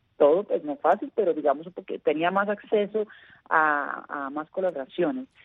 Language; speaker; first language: Spanish; non-native, fluent; Dutch